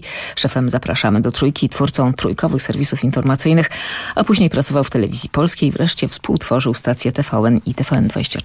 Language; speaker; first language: Polish; native; Polish